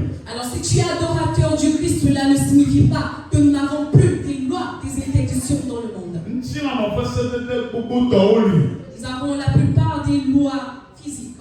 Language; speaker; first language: French; non-native, local second language; Ewe